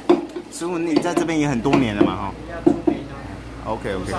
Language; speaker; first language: Chinese; native; Chinese